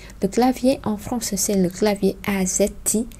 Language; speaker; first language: French; non-native, fluent; Vietnamese